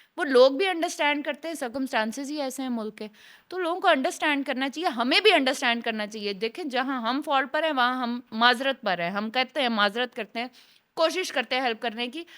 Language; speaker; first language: Urdu; non-native, local second language; Saraiki